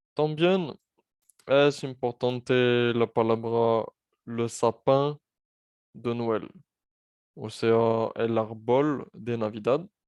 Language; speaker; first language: Spanish; non-native, fluent; French